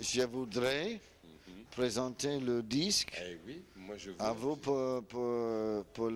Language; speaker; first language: French; non-native, learner; English